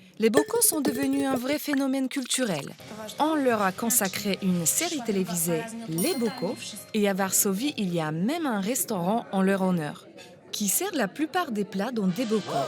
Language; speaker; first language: French; non-native, fluent; Polish